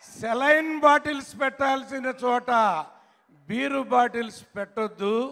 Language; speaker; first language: Telugu; native; Telugu